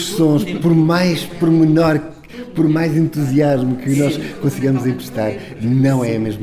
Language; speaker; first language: Portuguese; native; Portuguese